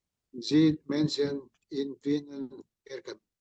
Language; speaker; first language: Dutch; non-native, learner; Indonesian